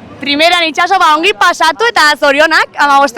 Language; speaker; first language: Basque; native; Basque